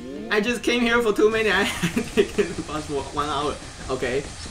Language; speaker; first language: English; non-native, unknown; Chinese